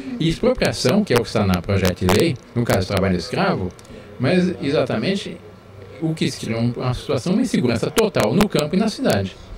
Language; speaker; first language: Portuguese; early bilingual, other home language; French